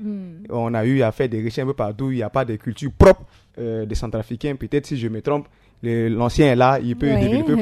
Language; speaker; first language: French; non-native, local second language; Sango